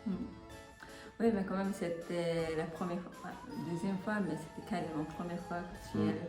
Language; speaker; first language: French; non-native, fluent; Japanese